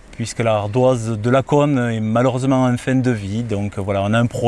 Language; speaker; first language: French; native; French